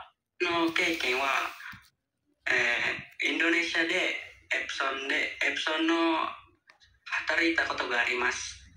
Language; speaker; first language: Japanese; non-native, learner; Indonesian